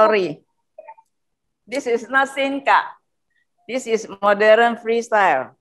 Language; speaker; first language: English; non-native, learner; Indonesian